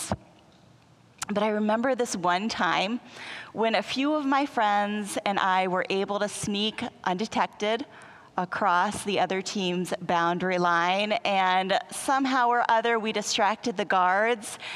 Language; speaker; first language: English; native; English